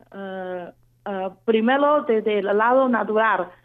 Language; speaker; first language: Spanish; non-native, fluent; Chinese